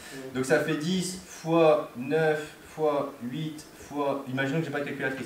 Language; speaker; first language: French; native; French